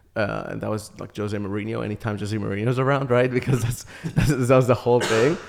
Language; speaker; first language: English; early bilingual, other home language; Arabic